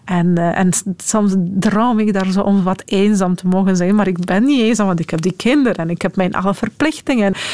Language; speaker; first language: Dutch; non-native, fluent; Polish